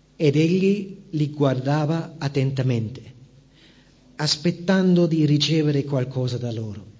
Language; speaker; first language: Italian; non-native, fluent; Spanish